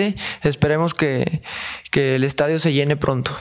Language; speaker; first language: Spanish; native; Spanish